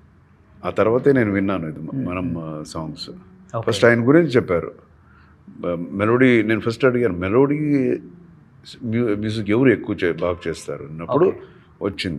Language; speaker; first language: Telugu; native; Telugu